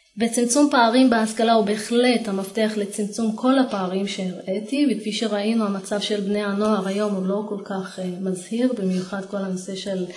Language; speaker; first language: Hebrew; non-native, local second language; Arabic